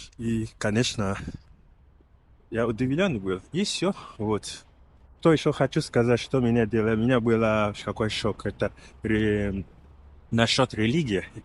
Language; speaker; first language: Russian; non-native, learner; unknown